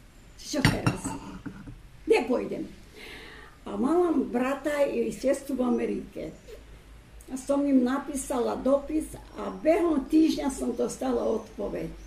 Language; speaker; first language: Slovak; early bilingual, heritage; Slovak